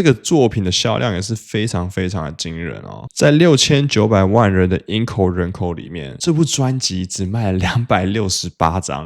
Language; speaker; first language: Chinese; native; Chinese